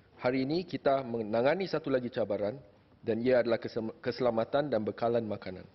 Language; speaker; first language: Malay; native; Malay